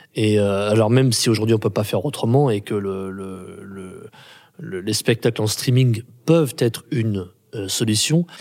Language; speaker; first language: French; native; French